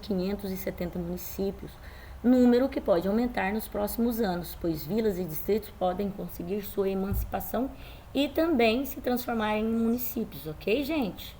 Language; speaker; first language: Portuguese; native; Portuguese